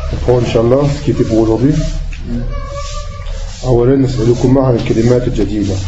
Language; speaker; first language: Arabic; non-native, fluent; French